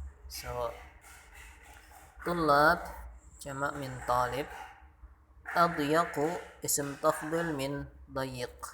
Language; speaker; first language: Arabic; non-native, fluent; Indonesian